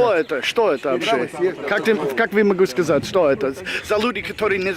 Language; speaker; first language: Russian; non-native, learner; English